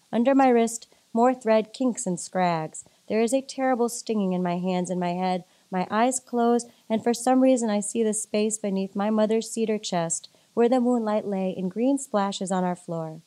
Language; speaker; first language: English; native; English